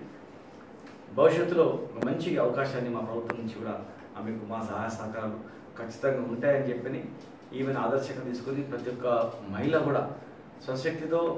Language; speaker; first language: Telugu; native; Telugu